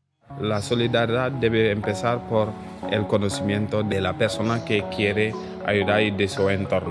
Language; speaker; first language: Spanish; non-native, fluent; Wolof